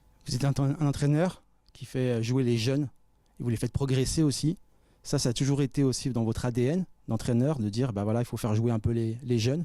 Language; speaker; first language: French; native; French